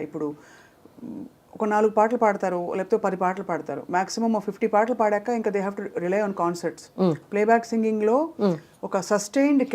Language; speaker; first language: Telugu; native; Telugu